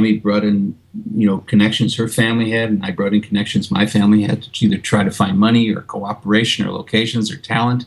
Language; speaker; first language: English; native; English